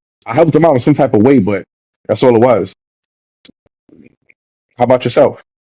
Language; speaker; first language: English; native; English